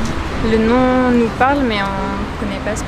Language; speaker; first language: French; native; French